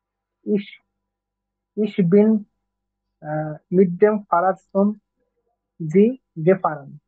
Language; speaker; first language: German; non-native, learner; Bangla